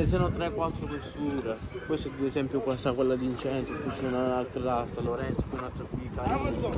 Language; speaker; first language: Italian; non-native, fluent; Arabic